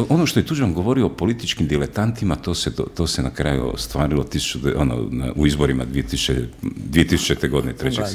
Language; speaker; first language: Croatian; native; Croatian